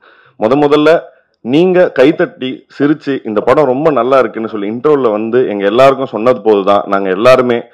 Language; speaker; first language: Tamil; native; Tamil